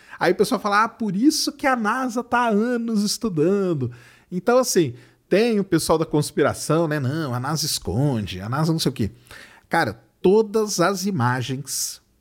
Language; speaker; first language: Portuguese; native; Portuguese